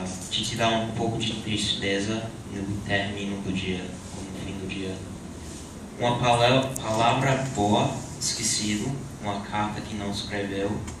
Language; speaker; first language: Portuguese; non-native, learner; English